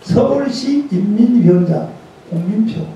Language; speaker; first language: Korean; native; Korean